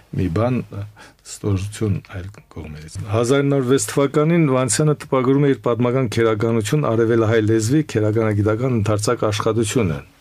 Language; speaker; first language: Armenian; native; Armenian